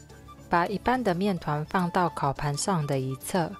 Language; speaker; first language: Chinese; native; Chinese